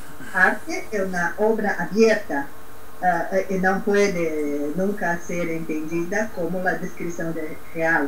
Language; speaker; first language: Spanish; non-native, learner; Portuguese